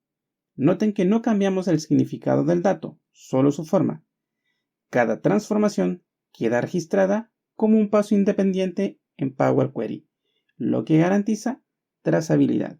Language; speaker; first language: Spanish; native; Spanish